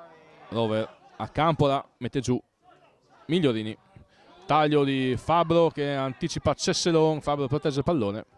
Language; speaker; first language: Italian; native; Italian